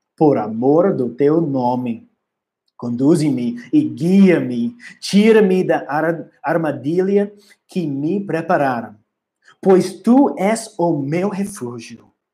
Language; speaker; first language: Portuguese; non-native, learner; English